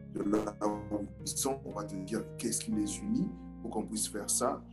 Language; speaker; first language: French; non-native, local second language; Lingala